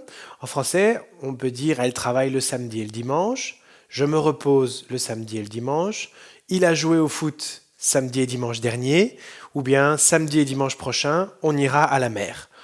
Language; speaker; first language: French; non-native, fluent; Dutch